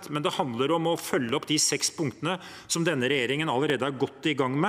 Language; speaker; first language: Norwegian; native; Norwegian